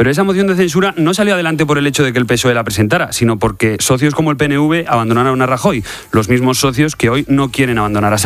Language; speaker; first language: Spanish; native; Spanish